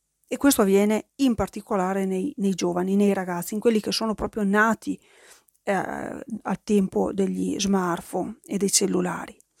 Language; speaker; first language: Italian; native; Italian